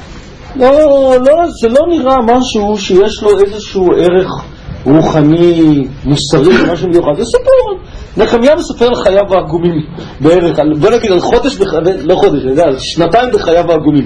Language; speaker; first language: Hebrew; native; Hebrew